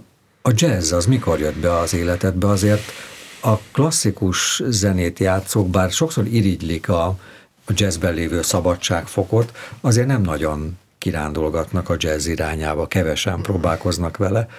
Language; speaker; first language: Hungarian; native; Hungarian